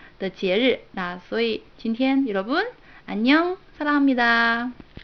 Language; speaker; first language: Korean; non-native, fluent; Chinese